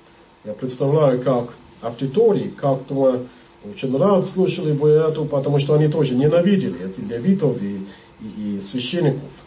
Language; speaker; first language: Russian; non-native, learner; English